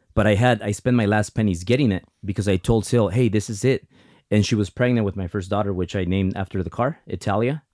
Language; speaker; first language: English; early bilingual, other home language; Spanish